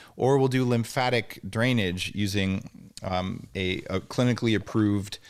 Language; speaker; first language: English; native; English